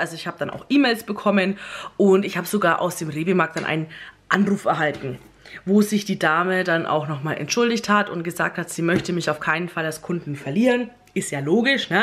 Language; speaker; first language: German; native; German